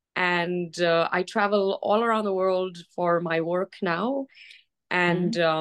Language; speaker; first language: English; early bilingual, other home language; Arabic